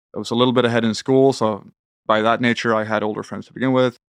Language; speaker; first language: English; non-native, fluent; Swedish